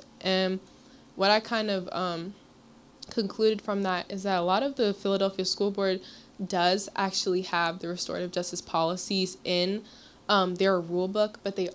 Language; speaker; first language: English; native; English